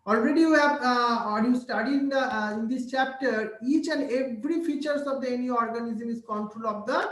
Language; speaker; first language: English; non-native, local second language; Bangla